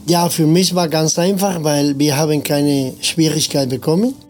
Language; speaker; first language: German; non-native, fluent; Spanish